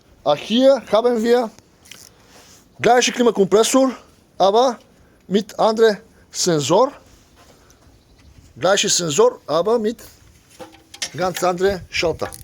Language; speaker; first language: German; non-native, learner; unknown